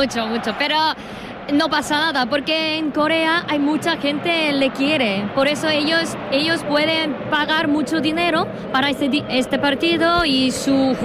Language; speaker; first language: Spanish; non-native, learner; Korean